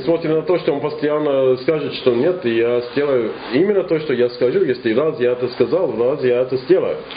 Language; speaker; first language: Russian; non-native, fluent; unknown